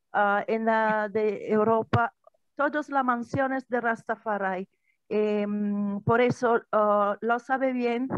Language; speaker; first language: Spanish; non-native, learner; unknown